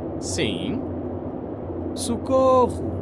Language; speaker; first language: Portuguese; non-native, learner; English